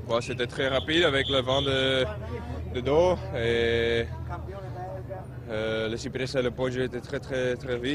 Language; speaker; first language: French; non-native, local second language; Dutch